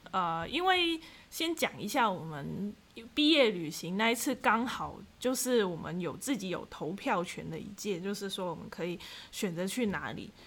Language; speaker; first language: Chinese; non-native, local second language; Cantonese